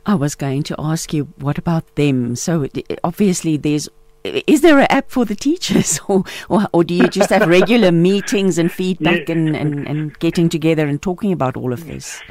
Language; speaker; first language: English; non-native, local second language; Afrikaans